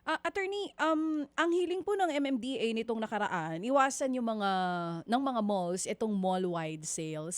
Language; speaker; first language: Filipino; native; Filipino